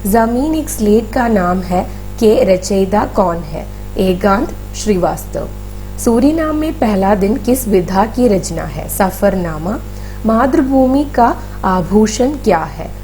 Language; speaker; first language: Hindi; non-native, local second language; Malayalam